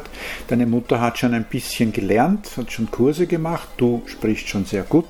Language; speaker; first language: German; native; German